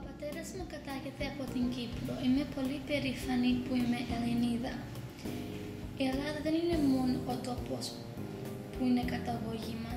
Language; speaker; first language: Greek; early bilingual, heritage; Greek